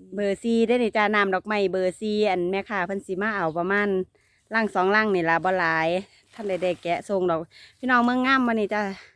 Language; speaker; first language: Thai; native; Thai